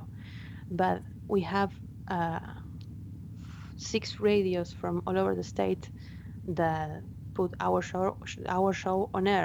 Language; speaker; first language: English; non-native, fluent; Spanish